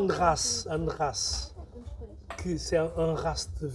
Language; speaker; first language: French; non-native, learner; Portuguese